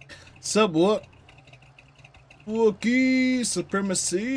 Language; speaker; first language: English; native; English